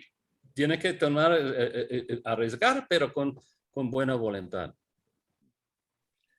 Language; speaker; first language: Spanish; non-native, fluent; English